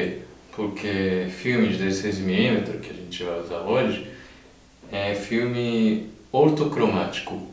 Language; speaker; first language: Portuguese; non-native, fluent; Japanese